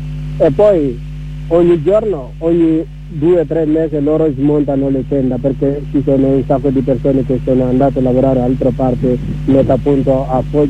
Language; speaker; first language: Italian; non-native, learner; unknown